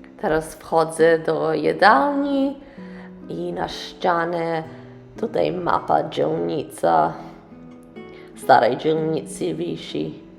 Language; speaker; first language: Polish; early bilingual, heritage; English